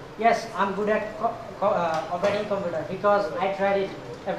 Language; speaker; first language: English; non-native, learner; Bangla